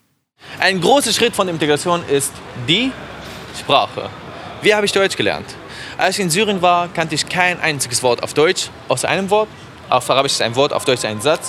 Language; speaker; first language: German; non-native, fluent; Arabic